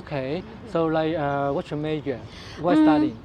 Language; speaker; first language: English; non-native, fluent; Chinese